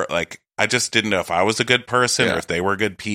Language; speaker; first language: English; native; English